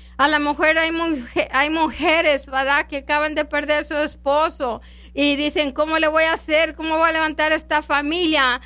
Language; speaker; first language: Spanish; non-native, local second language; English